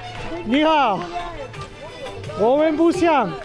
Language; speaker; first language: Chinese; non-native, learner; English